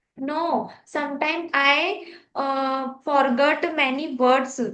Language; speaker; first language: English; non-native, learner; Hindi